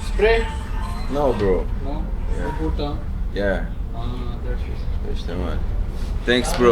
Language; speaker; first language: English; non-native, learner; Turkish